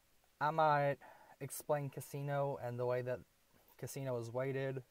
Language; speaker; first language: English; native; English